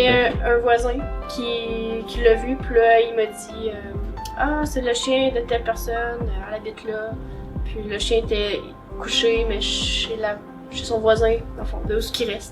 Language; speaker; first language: French; native; French